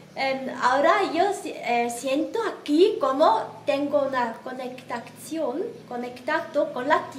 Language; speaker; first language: Spanish; non-native, learner; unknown